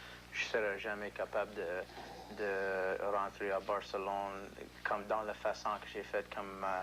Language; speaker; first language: French; non-native, local second language; English